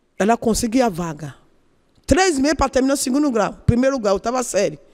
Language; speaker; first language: Portuguese; non-native, learner; Yoruba